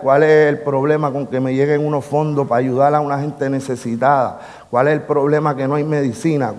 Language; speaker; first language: Spanish; native; Spanish